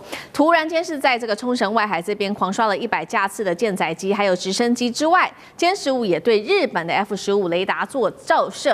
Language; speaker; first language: Chinese; native; Chinese